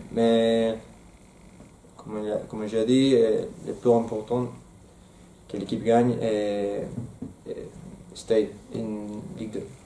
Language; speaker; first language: French; non-native, learner; Spanish